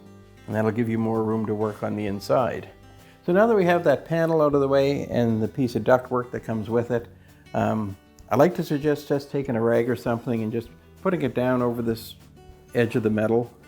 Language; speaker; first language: English; native; English